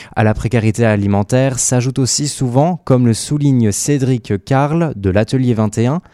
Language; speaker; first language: French; native; French